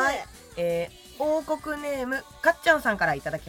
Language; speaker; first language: Japanese; native; Japanese